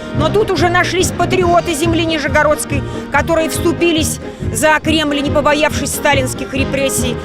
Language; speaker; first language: Russian; native; Russian